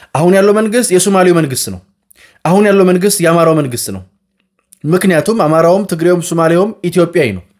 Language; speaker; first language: Amharic; native; Amharic